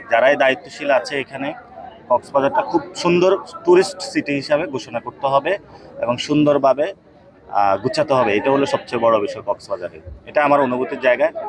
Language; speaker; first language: Bangla; native; Bangla